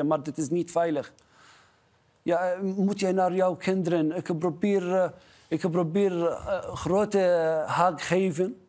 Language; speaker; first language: Dutch; non-native, learner; Arabic